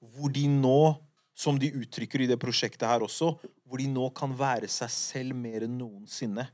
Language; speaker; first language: Norwegian; early bilingual, other home language; Kurdish